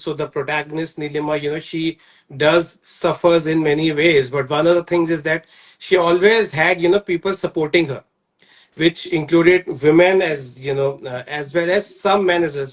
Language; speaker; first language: English; non-native, local second language; Hindi